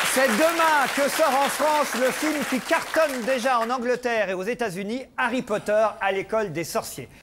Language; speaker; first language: French; native; French